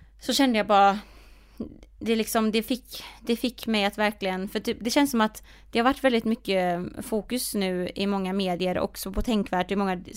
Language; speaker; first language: Swedish; native; Swedish